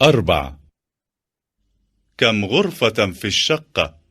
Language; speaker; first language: Arabic; non-native, learner; Bosnian